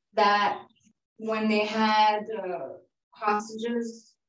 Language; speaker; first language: English; early bilingual, other home language; Spanish